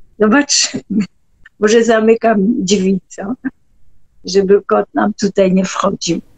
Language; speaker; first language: Polish; non-native, fluent; French